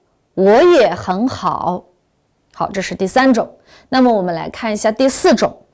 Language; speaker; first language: Chinese; non-native, local second language; Uyghur